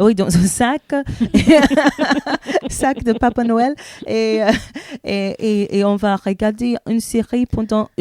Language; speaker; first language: French; non-native, learner; English